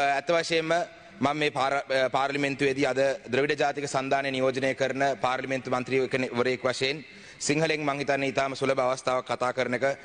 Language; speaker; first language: Sinhala; non-native, local second language; Tamil